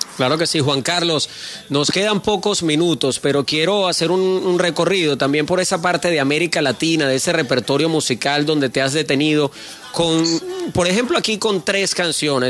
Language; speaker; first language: Spanish; native; Spanish